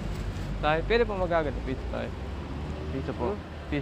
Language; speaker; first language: Filipino; non-native, local second language; Bikol